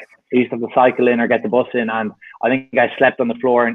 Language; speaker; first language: English; native; English